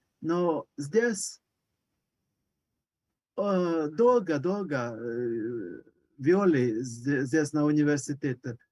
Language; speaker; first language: Russian; non-native, learner; Hungarian